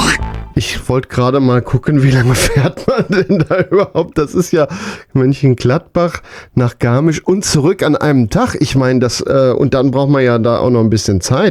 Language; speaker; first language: German; native; German